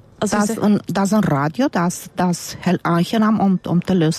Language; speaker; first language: Dutch; non-native, fluent; Romanian